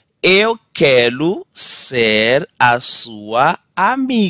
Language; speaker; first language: Portuguese; non-native, fluent; Haitian Creole